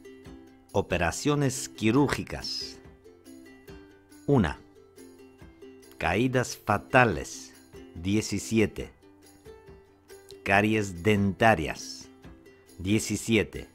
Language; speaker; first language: Spanish; non-native, fluent; Russian